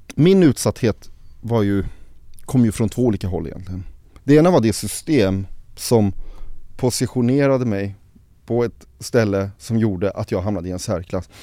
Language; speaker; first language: Swedish; early bilingual, other home language; Arabic